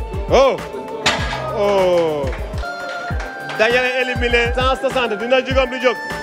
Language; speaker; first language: French; non-native, local second language; Wolof